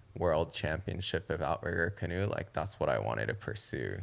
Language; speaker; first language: English; early bilingual, other home language; Japanese